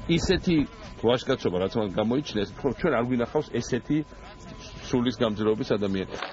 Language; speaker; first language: Georgian; native; Georgian